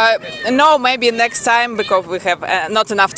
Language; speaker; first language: English; non-native, learner; Russian